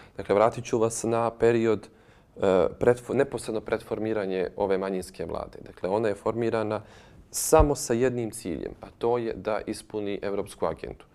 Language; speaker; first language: Bosnian; native; Bosnian